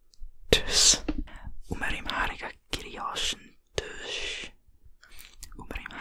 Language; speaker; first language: Turkish; non-native, learner; Finnish